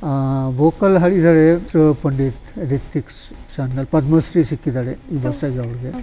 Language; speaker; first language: Kannada; non-native, learner; Bangla